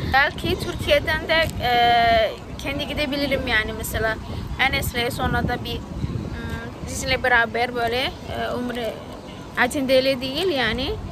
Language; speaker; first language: Turkish; non-native, learner; Indonesian